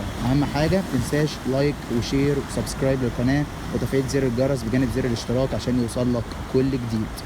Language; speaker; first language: Arabic; native; Arabic